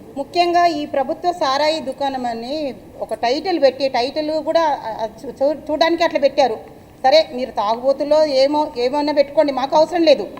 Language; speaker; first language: Telugu; native; Telugu